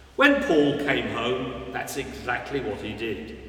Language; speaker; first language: English; native; English